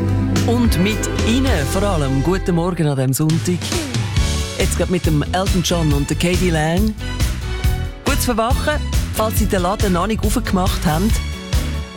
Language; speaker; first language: German; native; German